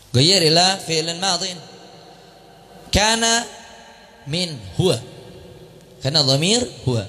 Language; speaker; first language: Arabic; non-native, fluent; Indonesian